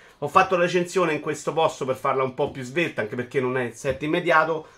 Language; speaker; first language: Italian; native; Italian